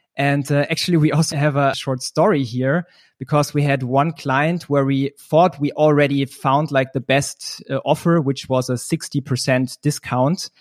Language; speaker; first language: English; non-native, fluent; German